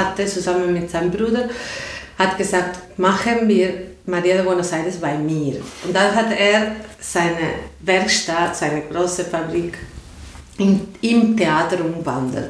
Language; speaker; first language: German; non-native, learner; Spanish